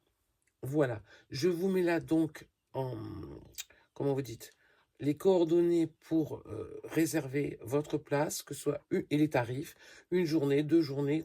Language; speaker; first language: French; native; French